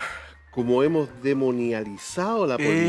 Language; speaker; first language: Spanish; native; Spanish